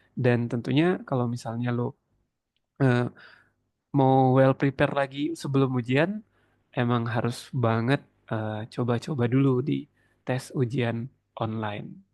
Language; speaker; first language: Indonesian; native; Indonesian